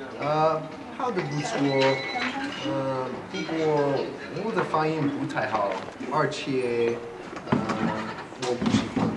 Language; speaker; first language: Chinese; non-native, learner; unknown